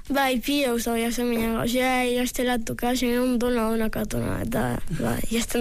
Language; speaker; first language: Basque; native; Basque